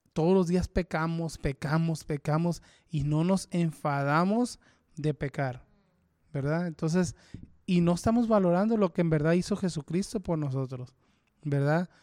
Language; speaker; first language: Spanish; early bilingual, heritage; Spanish